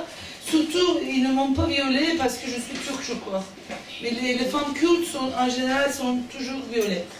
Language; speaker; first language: French; non-native, fluent; Turkish